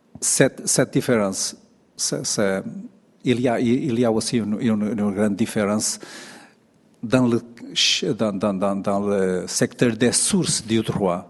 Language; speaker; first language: French; non-native, fluent; Portuguese